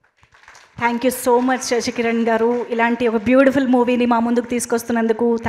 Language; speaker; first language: Telugu; native; Telugu